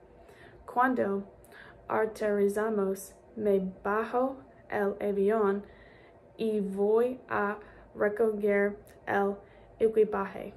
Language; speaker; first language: Spanish; non-native, learner; English